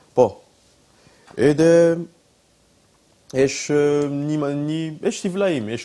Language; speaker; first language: Albanian; non-native, learner; French